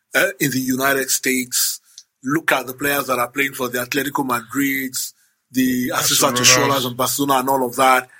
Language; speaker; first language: English; non-native, local second language; Yoruba